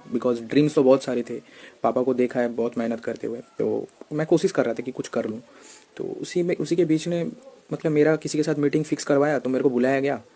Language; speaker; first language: Hindi; non-native, local second language; Bangla